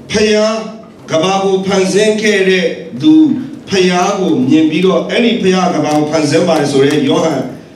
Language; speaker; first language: Burmese; non-native, local second language; S'gaw Karen